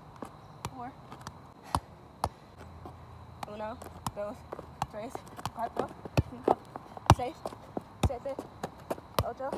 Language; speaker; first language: Spanish; non-native, learner; English